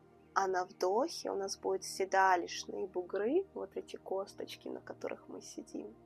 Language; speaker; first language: Russian; native; Russian